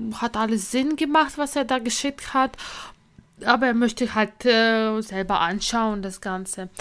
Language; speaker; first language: German; non-native, fluent; Latvian